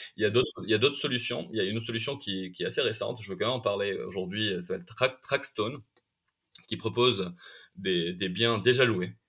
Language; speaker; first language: French; non-native, local second language; Arabic